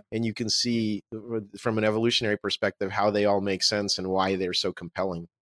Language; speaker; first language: English; non-native, fluent; Russian